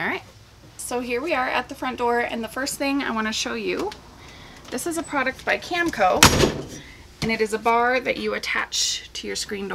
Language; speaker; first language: English; native; English